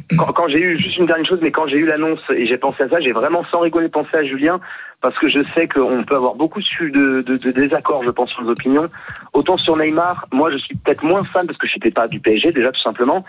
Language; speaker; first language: French; native; French